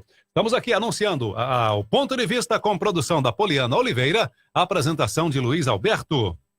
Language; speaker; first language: Portuguese; native; Portuguese